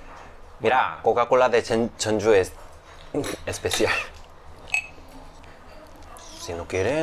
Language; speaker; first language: Spanish; non-native, learner; Korean